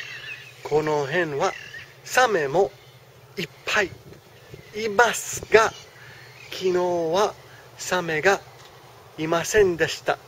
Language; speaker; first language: Japanese; non-native, fluent; English